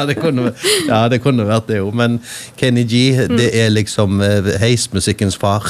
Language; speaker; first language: Norwegian; native; Norwegian